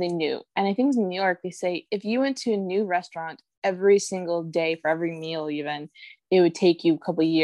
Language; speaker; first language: English; native; English